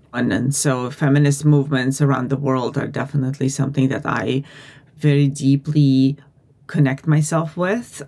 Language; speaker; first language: English; non-native, fluent; Russian